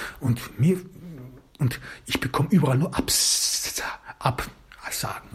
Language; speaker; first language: German; early bilingual, other home language; Turkish